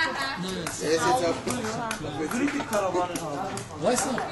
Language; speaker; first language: German; early bilingual, other home language; Turkish